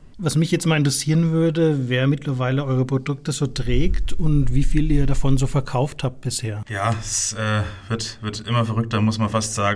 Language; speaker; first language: German; native; German